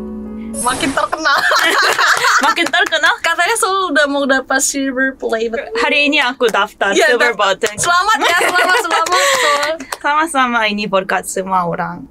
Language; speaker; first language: Indonesian; non-native, fluent; Korean